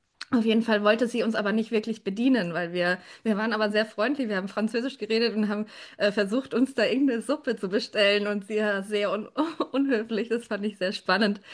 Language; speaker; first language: German; native; German